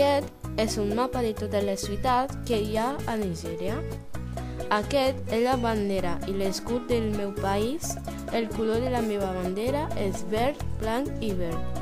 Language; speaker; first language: Catalan; non-native, learner; Bini